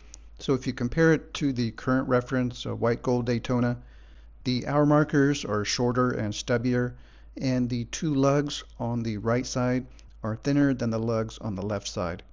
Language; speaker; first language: English; native; English